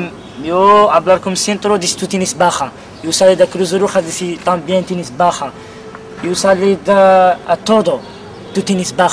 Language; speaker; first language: Spanish; non-native, learner; Kabyle